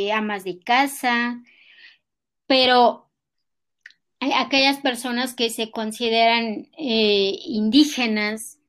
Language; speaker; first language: Spanish; non-native, local second language; Nahuatl languages